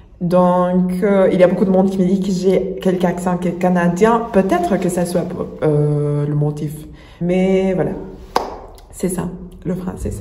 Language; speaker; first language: French; non-native, fluent; Spanish